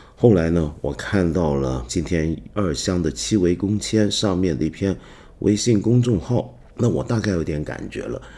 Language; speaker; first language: Chinese; non-native, local second language; Cantonese